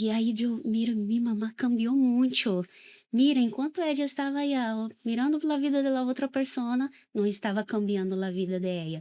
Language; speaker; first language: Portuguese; non-native, learner; Spanish